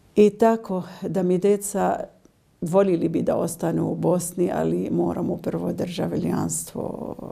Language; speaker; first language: Bosnian; non-native, learner; Arabic